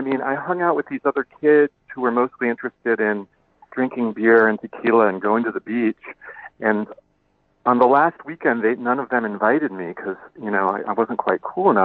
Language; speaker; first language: English; native; English